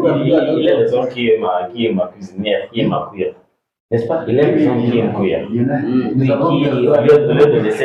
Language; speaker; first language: French; non-native, learner; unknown